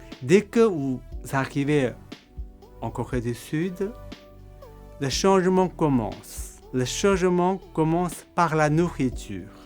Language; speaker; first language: French; non-native, fluent; Korean